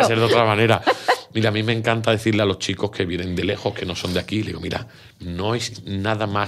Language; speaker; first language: Spanish; native; Spanish